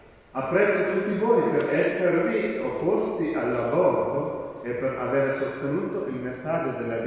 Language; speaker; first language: Italian; non-native, fluent; Malayalam